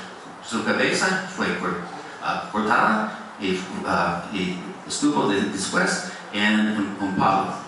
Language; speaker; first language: Spanish; non-native, fluent; English